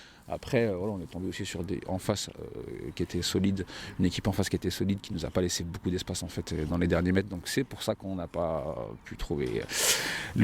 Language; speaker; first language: French; native; French